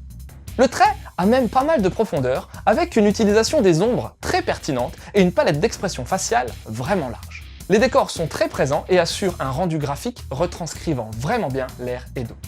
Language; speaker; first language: French; native; French